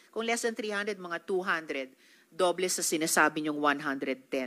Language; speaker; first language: Filipino; native; Filipino